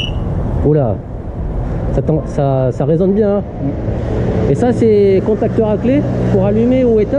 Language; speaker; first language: French; native; French